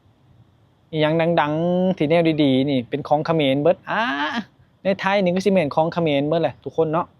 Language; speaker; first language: Thai; non-native, local second language; Lao